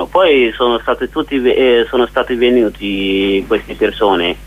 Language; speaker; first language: Italian; non-native, learner; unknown